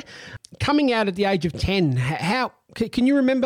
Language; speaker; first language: English; non-native, local second language; Italian